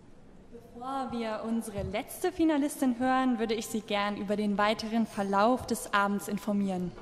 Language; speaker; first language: German; native; German